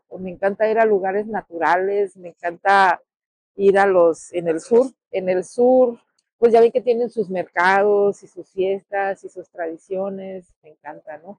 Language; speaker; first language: Spanish; native; Spanish